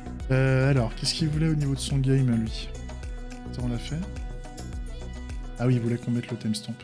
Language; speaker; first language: French; native; French